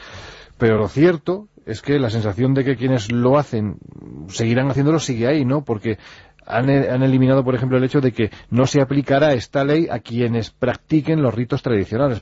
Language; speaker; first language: Spanish; native; Spanish